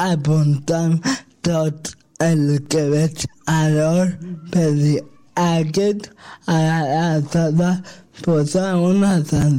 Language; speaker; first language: Catalan; non-native, local second language; Spanish